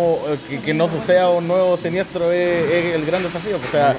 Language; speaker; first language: Spanish; native; Spanish